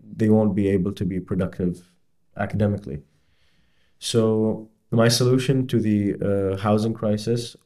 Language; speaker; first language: English; non-native, fluent; Arabic